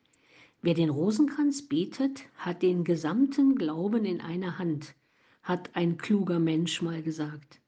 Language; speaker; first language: German; native; German